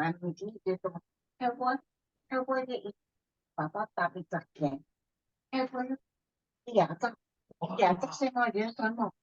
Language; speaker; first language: Chinese; early bilingual, heritage; Chinese